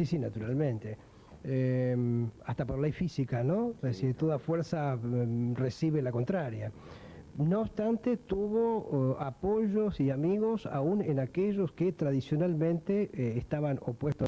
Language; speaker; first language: Spanish; native; Spanish